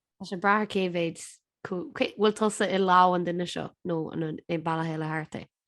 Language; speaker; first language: Irish; native; Irish